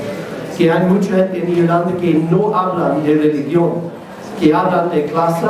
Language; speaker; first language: Spanish; non-native, learner; English